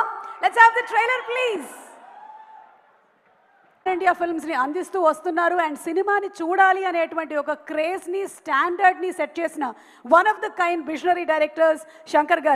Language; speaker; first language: Telugu; native; Telugu